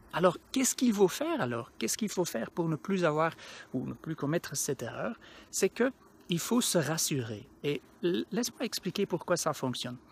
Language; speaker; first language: French; non-native, local second language; Dutch